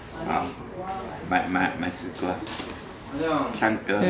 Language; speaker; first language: Chinese; non-native, local second language; Min Nan Chinese